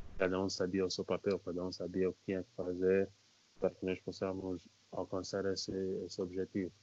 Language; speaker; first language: Portuguese; native; Portuguese